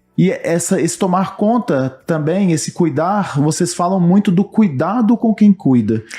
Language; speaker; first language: Portuguese; native; Portuguese